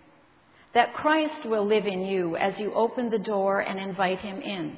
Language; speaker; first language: English; native; English